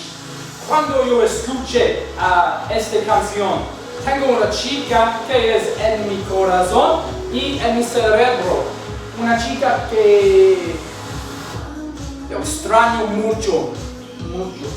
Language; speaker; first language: Spanish; non-native, learner; English